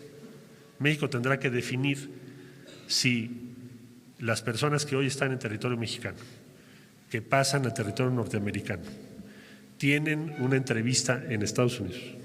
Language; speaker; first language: Spanish; native; Spanish